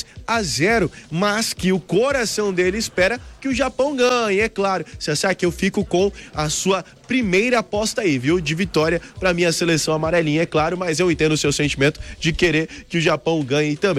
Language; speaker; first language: Portuguese; native; Portuguese